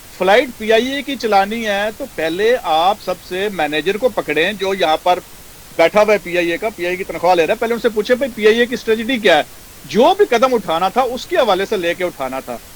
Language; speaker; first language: Urdu; non-native, local second language; Punjabi